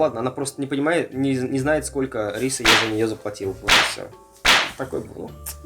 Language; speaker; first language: Russian; native; Russian